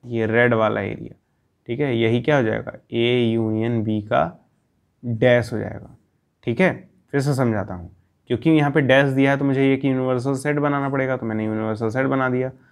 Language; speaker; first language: Hindi; native; Hindi